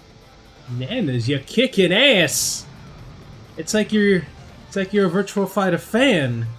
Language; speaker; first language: English; native; English